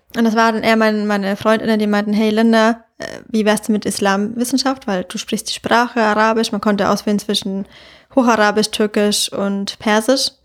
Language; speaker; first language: German; native; German